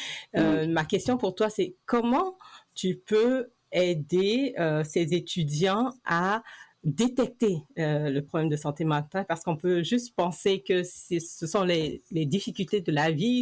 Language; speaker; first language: French; native; French